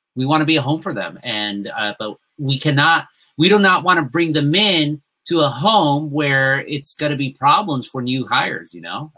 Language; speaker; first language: English; early bilingual, other home language; Spanish